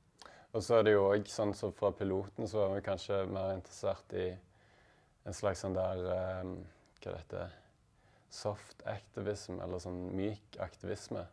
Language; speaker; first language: Norwegian; native; Norwegian